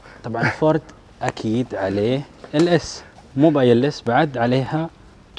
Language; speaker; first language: Arabic; native; Arabic